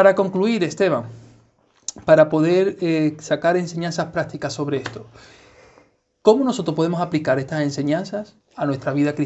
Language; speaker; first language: Spanish; native; Spanish